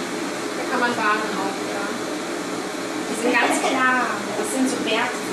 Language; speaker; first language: German; native; German